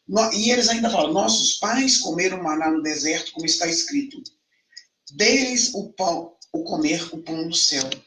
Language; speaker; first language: Portuguese; native; Portuguese